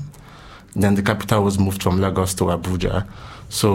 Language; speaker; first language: English; non-native, local second language; Igbo